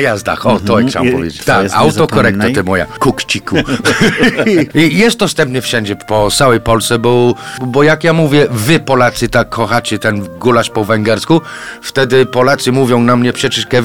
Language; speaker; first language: Polish; non-native, fluent; English